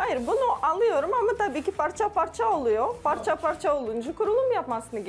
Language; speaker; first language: Turkish; non-native, learner; Russian